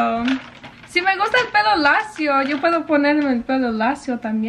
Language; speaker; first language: Spanish; early bilingual, heritage; English